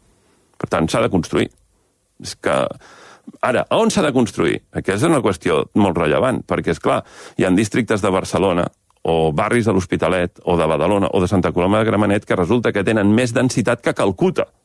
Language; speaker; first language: Catalan; native; Catalan